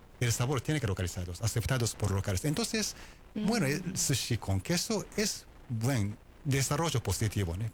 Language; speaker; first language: Spanish; non-native, fluent; Japanese